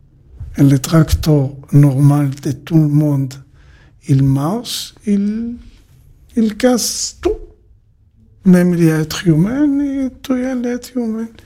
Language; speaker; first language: French; non-native, learner; Hebrew